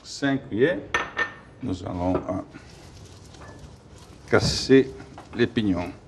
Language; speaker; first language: French; non-native, learner; Italian